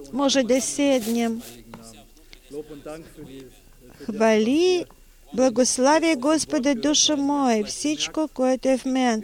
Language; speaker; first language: Bulgarian; non-native, fluent; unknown